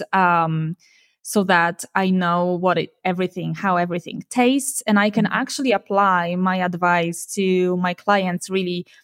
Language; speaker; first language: English; non-native, fluent; Polish